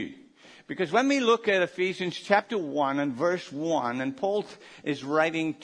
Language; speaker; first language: English; native; English